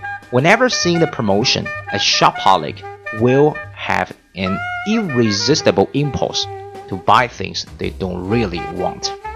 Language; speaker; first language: English; non-native, fluent; Chinese